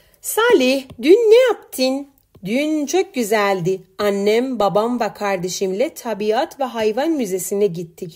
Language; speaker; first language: Turkish; non-native, fluent; Persian